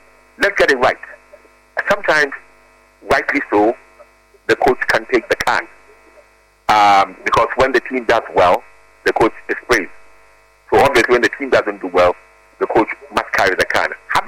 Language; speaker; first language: English; non-native, local second language; Akan